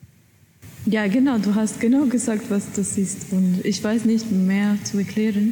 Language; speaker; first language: German; non-native, learner; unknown